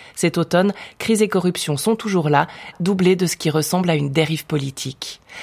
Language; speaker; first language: French; native; French